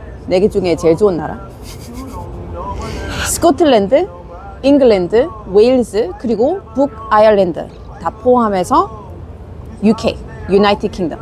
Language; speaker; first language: Korean; non-native, fluent; English